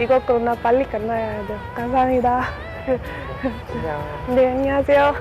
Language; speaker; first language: Korean; non-native, learner; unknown